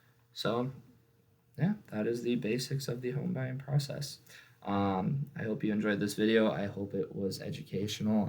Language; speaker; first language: English; native; English